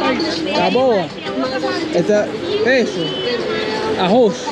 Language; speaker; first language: Portuguese; non-native, learner; English